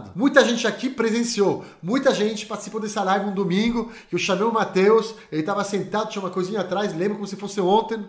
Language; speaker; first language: Portuguese; non-native, fluent; French